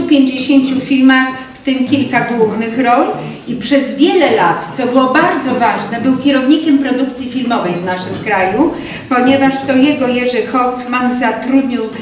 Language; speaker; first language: Polish; native; Polish